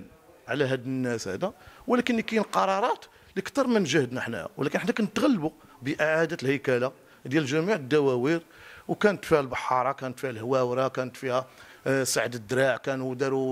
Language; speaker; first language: Arabic; native; Arabic